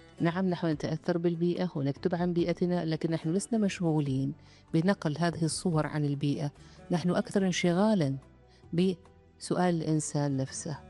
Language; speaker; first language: Arabic; native; Arabic